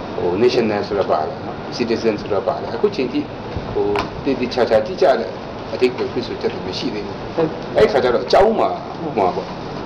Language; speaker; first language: Burmese; non-native, local second language; Kachin